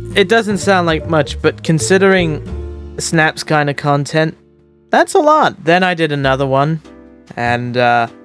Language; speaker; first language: English; native; English